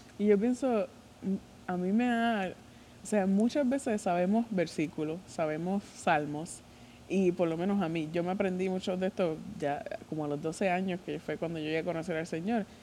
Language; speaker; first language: Spanish; native; Spanish